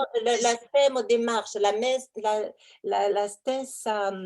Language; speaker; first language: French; non-native, fluent; Italian